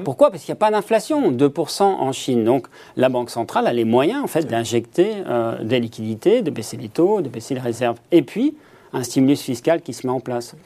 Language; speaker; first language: French; native; French